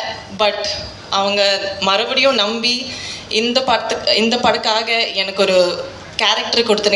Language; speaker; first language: Tamil; non-native, fluent; Malayalam